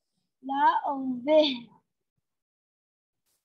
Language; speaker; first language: Spanish; non-native, learner; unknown